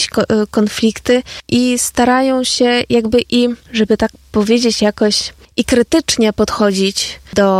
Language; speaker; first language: Polish; non-native, fluent; Ukrainian